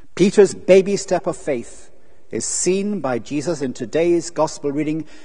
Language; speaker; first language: English; native; English